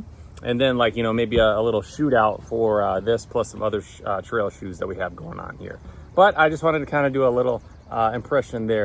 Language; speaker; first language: English; native; English